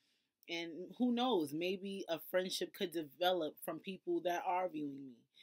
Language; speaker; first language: English; native; English